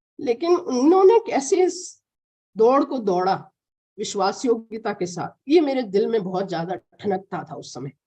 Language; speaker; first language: Hindi; non-native, local second language; Malayalam